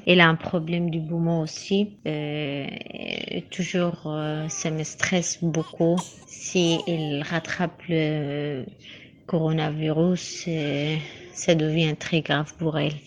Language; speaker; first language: French; non-native, learner; Arabic